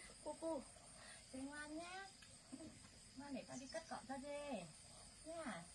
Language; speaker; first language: Vietnamese; native; Vietnamese